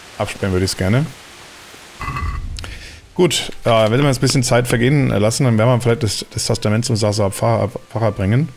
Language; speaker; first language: German; native; German